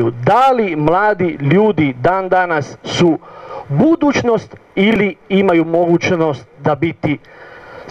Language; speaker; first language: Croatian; non-native, learner; Italian